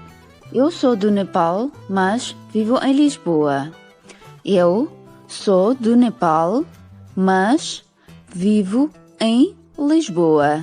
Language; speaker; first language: Portuguese; non-native, fluent; Nepali